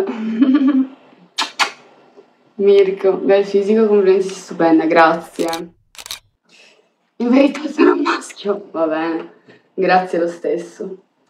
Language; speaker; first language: Italian; early bilingual, other home language; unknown